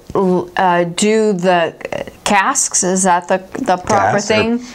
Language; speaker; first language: English; native; English